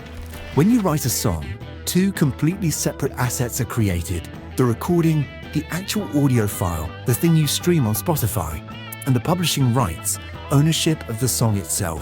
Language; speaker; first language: English; native; English